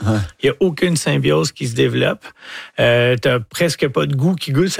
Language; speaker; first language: French; native; French